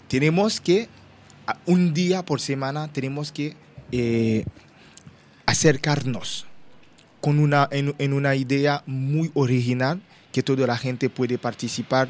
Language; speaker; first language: Spanish; non-native, learner; Haitian Creole